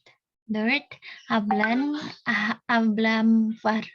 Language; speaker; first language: Turkish; non-native, learner; Indonesian